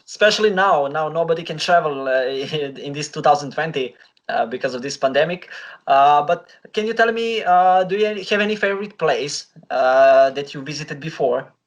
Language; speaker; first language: English; non-native, fluent; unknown